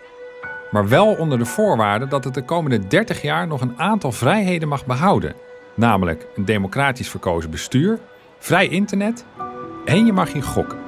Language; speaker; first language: Dutch; native; Dutch